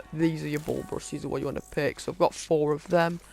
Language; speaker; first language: English; native; English